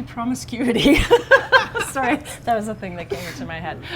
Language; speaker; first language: English; native; English